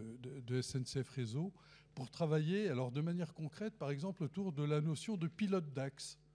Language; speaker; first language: French; native; French